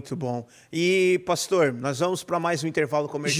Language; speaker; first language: Portuguese; native; Portuguese